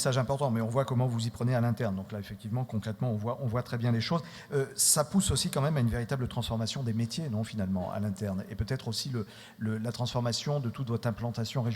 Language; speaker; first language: French; native; French